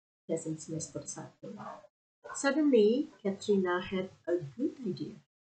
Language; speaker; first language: English; non-native, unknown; Indonesian